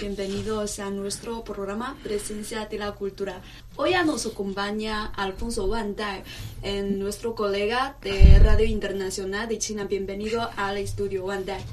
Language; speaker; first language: Spanish; non-native, fluent; Chinese